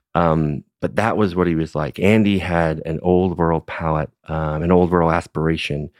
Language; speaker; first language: English; native; English